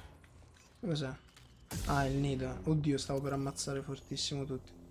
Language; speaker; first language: Italian; native; Italian